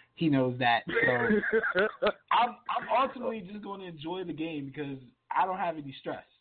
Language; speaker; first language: English; native; English